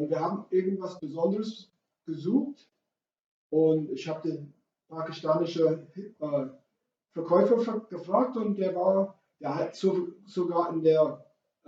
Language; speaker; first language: German; non-native, fluent; English